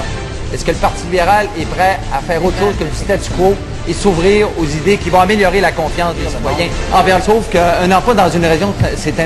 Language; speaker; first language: French; native; French